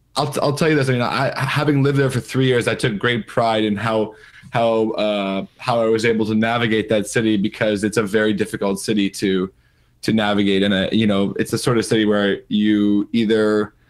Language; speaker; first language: English; native; English